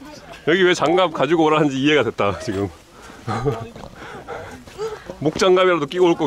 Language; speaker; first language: Korean; native; Korean